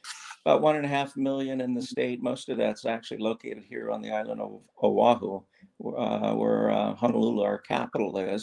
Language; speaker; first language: English; native; English